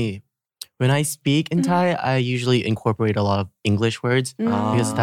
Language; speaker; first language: English; non-native, fluent; Thai